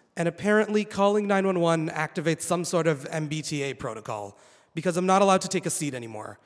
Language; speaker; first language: English; non-native, fluent; Arabic